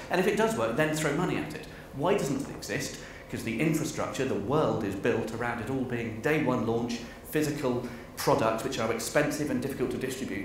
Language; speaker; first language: English; native; English